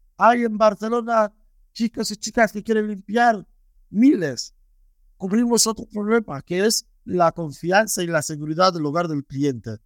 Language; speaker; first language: Spanish; non-native, fluent; Romanian